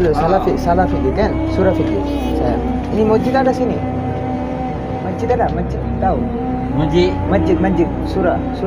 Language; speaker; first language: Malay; non-native, learner; Bangla